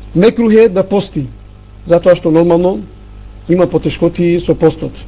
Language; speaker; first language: Macedonian; non-native, local second language; Albanian